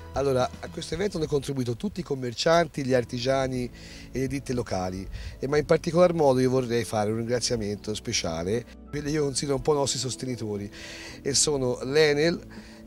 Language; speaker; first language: Italian; native; Italian